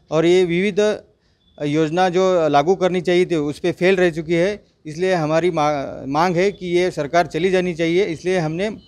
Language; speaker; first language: Hindi; non-native, local second language; Marathi